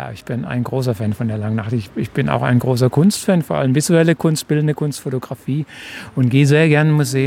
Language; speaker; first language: German; native; German